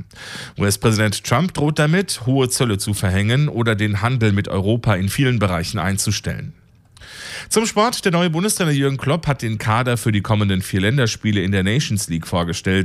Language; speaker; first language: German; native; German